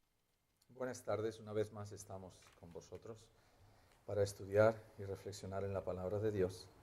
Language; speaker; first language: Spanish; native; Spanish